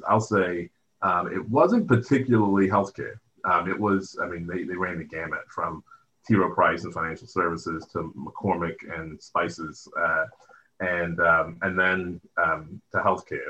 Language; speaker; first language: English; native; English